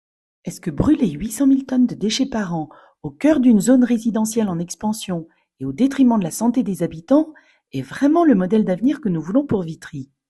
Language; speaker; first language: French; native; French